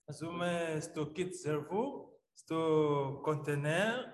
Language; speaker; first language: Greek; non-native, learner; Somali